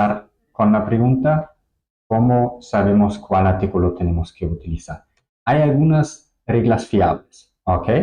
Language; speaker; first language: Spanish; non-native, fluent; German